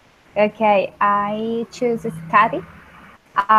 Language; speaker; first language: English; non-native, learner; Spanish